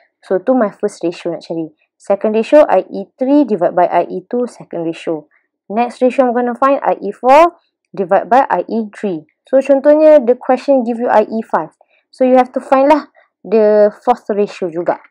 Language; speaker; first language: English; non-native, local second language; Malay